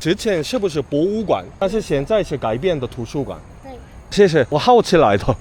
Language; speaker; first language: Chinese; non-native, learner; Korean